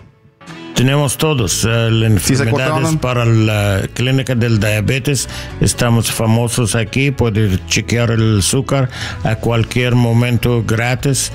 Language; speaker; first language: Spanish; non-native, learner; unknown